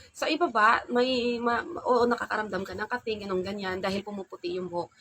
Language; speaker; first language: Filipino; non-native, local second language; Hiligaynon